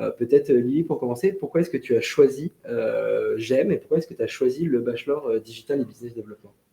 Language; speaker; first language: French; native; French